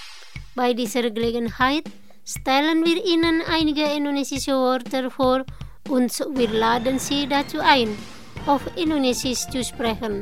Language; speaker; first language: German; non-native, fluent; Indonesian